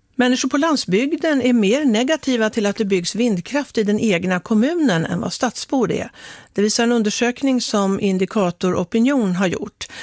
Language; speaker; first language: Swedish; native; Swedish